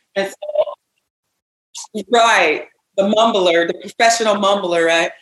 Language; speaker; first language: English; native; English